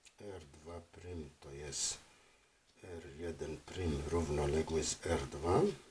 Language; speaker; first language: Polish; non-native, fluent; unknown